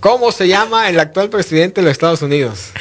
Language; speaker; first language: Spanish; native; Spanish